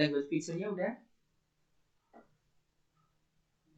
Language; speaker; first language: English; non-native, learner; Indonesian